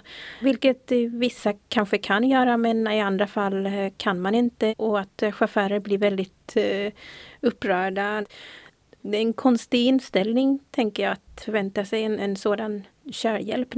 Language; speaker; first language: Swedish; native; Swedish